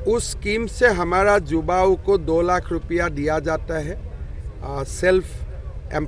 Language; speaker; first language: Hindi; non-native, local second language; Assamese